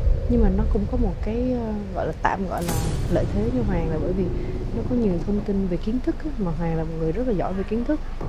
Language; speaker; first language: Vietnamese; native; Vietnamese